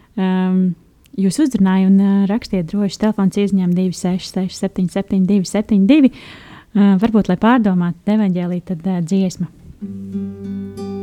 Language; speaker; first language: Latvian; native; Latvian